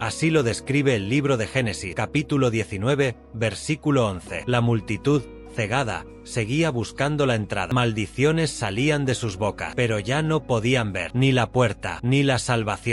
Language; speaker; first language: Spanish; native; Spanish